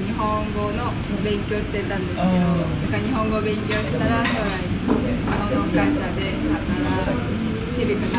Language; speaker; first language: Japanese; non-native, fluent; Vietnamese